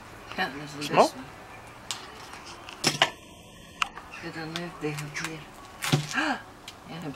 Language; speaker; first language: English; non-native, learner; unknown